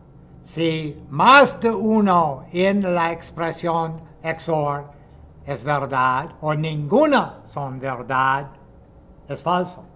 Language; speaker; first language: Spanish; non-native, fluent; English